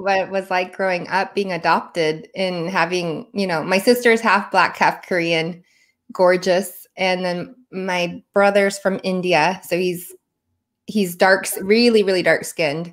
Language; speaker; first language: English; native; English